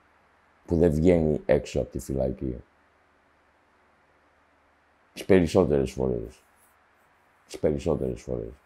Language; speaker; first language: Greek; early bilingual, heritage; Greek